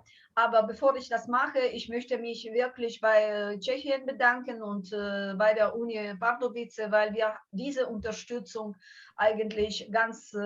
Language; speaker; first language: German; non-native, fluent; Ukrainian